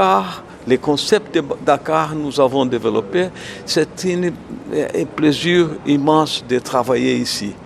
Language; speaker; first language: French; non-native, learner; Portuguese